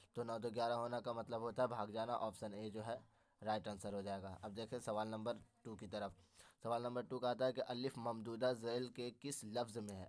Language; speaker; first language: Urdu; native; Urdu